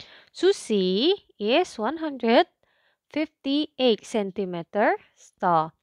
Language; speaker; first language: English; non-native, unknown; Indonesian